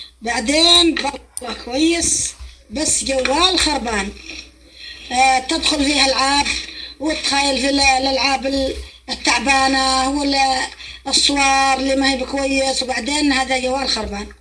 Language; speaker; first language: Arabic; native; Arabic